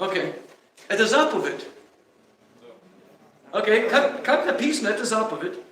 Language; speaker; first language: Russian; non-native, learner; English